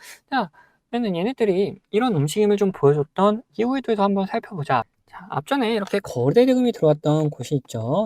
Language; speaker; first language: Korean; native; Korean